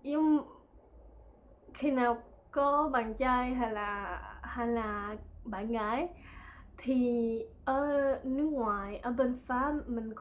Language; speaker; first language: Vietnamese; non-native, learner; French